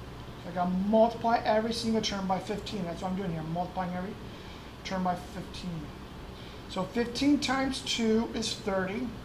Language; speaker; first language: English; native; English